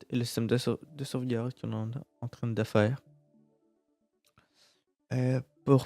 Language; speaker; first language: French; native; French